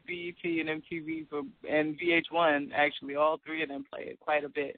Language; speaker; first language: English; native; English